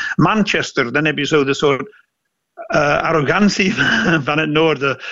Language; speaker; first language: Dutch; non-native, fluent; English